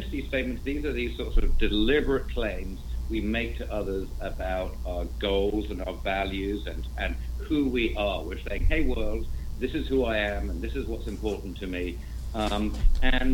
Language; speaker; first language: English; native; English